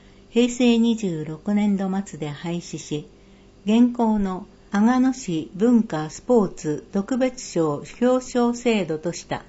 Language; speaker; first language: Japanese; native; Japanese